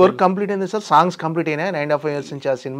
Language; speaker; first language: Telugu; native; Telugu